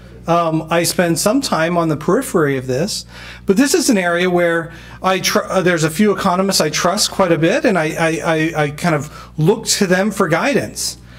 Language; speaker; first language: English; native; English